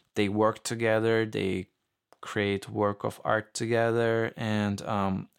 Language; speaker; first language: English; non-native, fluent; Turkish